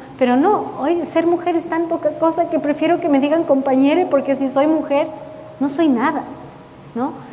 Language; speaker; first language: Spanish; early bilingual, heritage; Spanish